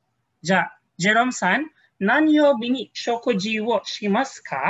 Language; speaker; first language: Japanese; non-native, fluent; Filipino